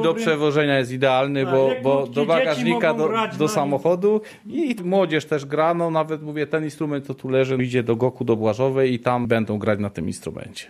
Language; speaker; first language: Polish; native; Polish